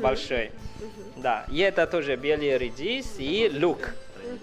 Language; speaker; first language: Russian; non-native, fluent; Chinese